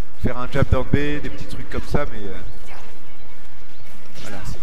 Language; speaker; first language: French; native; French